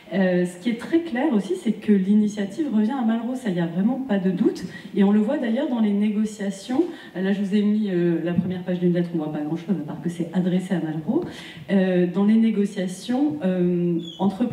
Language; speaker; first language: French; native; French